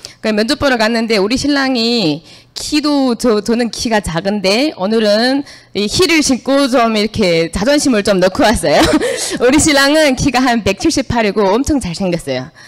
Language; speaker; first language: Korean; native; Korean